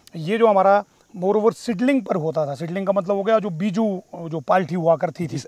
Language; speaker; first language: Hindi; native; Hindi